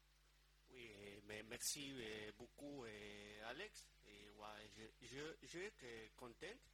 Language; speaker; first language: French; non-native, learner; Spanish